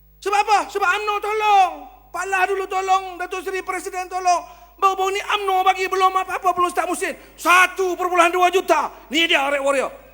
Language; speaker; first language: Malay; native; Malay